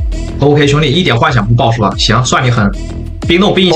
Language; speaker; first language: Chinese; native; Chinese